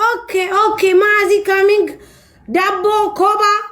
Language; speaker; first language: English; non-native, learner; Amharic